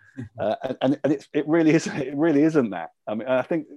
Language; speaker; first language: English; native; English